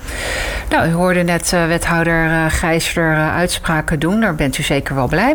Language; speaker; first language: Dutch; native; Dutch